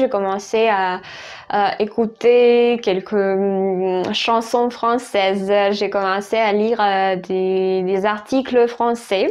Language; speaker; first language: French; non-native, fluent; Russian